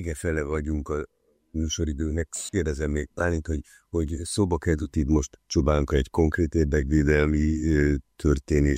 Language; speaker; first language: Hungarian; native; Hungarian